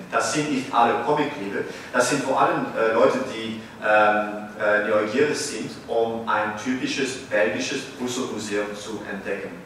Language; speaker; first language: German; non-native, fluent; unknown